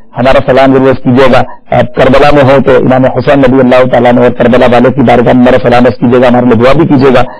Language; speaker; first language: Urdu; native; Urdu